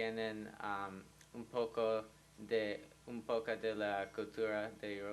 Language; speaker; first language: Spanish; non-native, learner; English